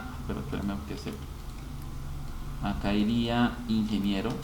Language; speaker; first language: Spanish; native; Spanish